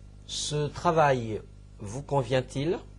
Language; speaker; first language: French; non-native, fluent; Chinese